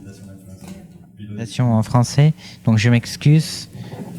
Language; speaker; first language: French; non-native, fluent; Spanish